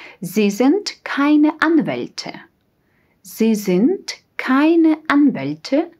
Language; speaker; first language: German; non-native, fluent; Russian